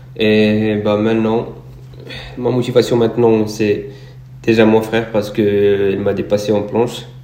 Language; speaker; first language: French; non-native, local second language; Arabic